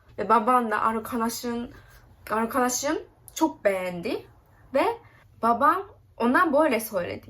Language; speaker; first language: Turkish; non-native, learner; Japanese